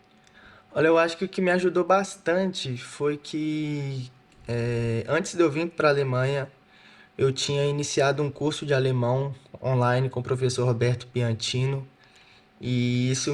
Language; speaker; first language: Portuguese; native; Portuguese